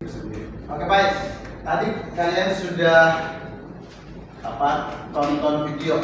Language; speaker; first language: Indonesian; native; Indonesian